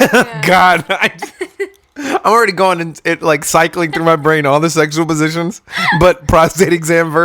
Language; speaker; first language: English; native; English